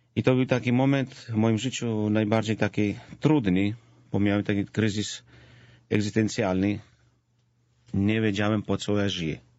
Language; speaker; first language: Polish; non-native, fluent; Georgian